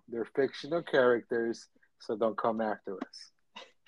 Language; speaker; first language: English; early bilingual, other home language; Spanish